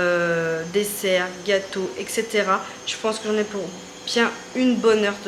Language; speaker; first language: French; native; French